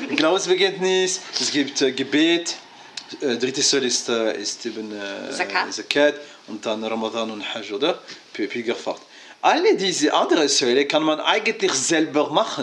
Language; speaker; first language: German; non-native, fluent; French